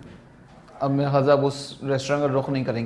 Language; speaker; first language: Hindi; native; Hindi